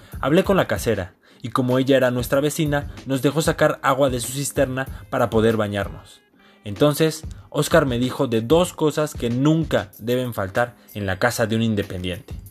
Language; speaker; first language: Spanish; native; Spanish